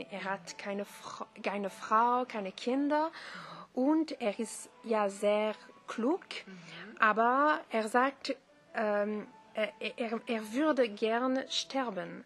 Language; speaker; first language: German; non-native, learner; French